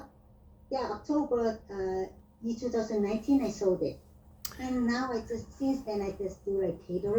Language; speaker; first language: English; non-native, learner; Vietnamese